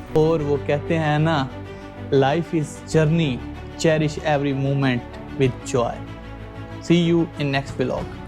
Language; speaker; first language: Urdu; native; Urdu